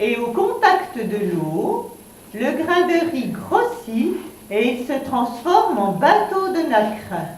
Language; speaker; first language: French; native; French